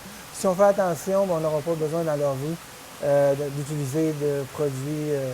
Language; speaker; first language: French; native; French